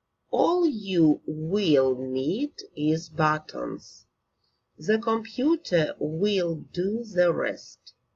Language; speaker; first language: English; non-native, fluent; Ukrainian